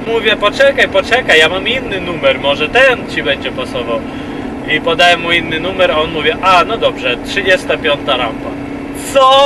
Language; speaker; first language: Polish; non-native, fluent; Ukrainian